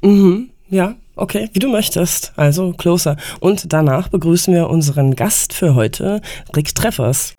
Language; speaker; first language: German; native; German